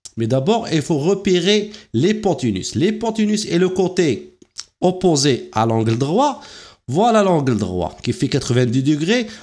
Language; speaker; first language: French; non-native, local second language; Arabic